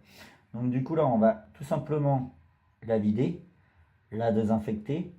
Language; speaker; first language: French; native; French